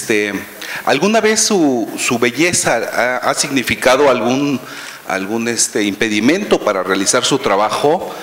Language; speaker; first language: Spanish; native; Spanish